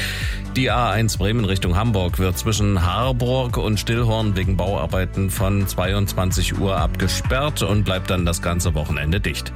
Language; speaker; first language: German; native; German